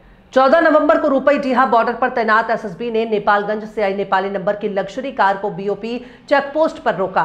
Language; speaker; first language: Hindi; native; Hindi